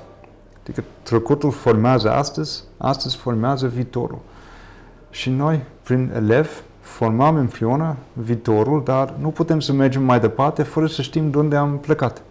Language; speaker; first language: Romanian; non-native, fluent; English